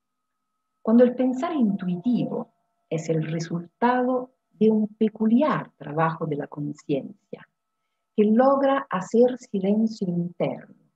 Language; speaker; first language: Spanish; non-native, fluent; Italian